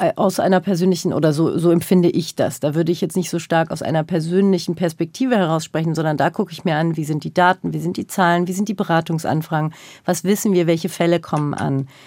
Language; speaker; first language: German; early bilingual, other home language; Turkish